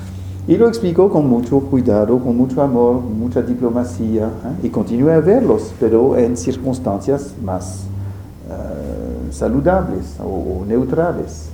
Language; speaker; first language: Spanish; non-native, fluent; French